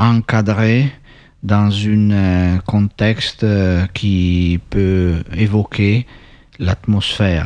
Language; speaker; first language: French; non-native, learner; Italian